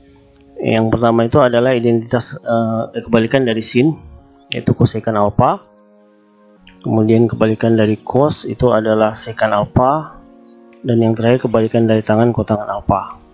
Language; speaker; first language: Indonesian; native; Indonesian